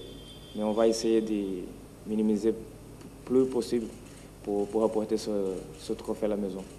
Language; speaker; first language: French; non-native, fluent; Portuguese